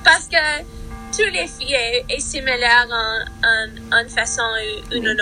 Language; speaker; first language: French; non-native, learner; English